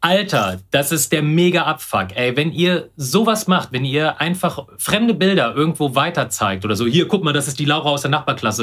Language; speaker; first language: German; native; German